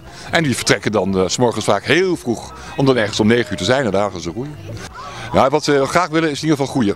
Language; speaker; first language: Dutch; native; Dutch